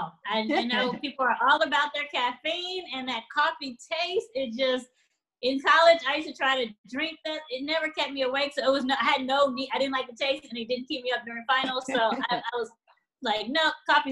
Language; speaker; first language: English; native; English